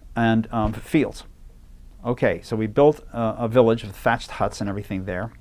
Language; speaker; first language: English; native; English